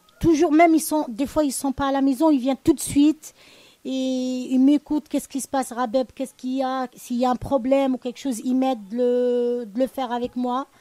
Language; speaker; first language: French; non-native, learner; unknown